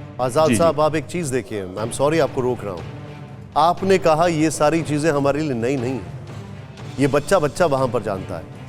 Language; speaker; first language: Hindi; native; Hindi